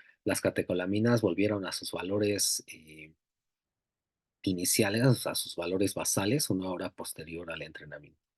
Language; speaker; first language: Spanish; native; Spanish